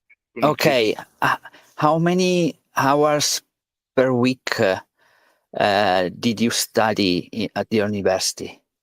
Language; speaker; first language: English; non-native, learner; Italian